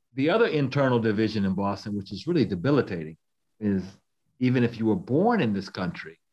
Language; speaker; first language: English; native; English